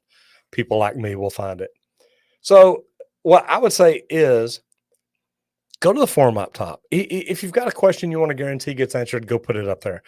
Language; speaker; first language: English; native; English